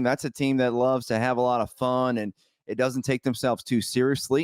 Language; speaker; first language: English; native; English